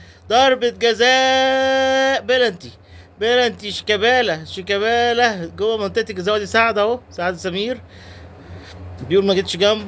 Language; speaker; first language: Arabic; native; Arabic